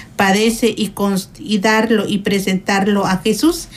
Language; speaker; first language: Spanish; native; Spanish